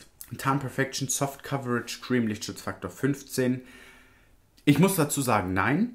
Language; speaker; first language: German; native; German